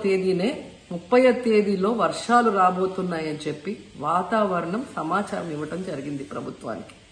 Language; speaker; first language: Telugu; native; Telugu